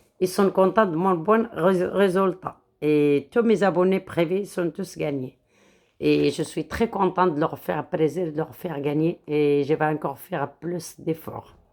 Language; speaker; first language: French; non-native, local second language; Arabic